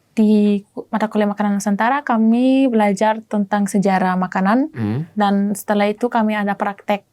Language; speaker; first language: Indonesian; non-native, learner; German